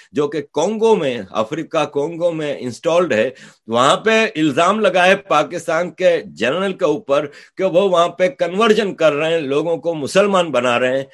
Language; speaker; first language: Urdu; native; Urdu